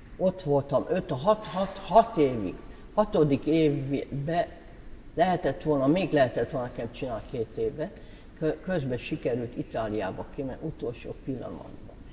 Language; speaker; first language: Hungarian; native; Hungarian